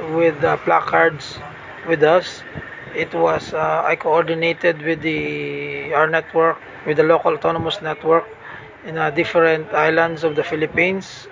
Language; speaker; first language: English; non-native, local second language; Hiligaynon